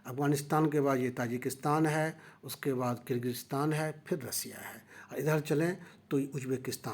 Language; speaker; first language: Hindi; native; Hindi